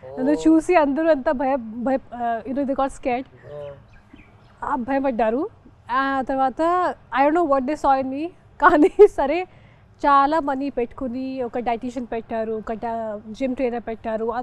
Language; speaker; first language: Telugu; non-native, fluent; Hindi